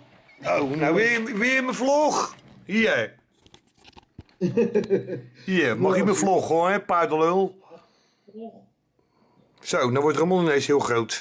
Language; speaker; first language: Dutch; native; Dutch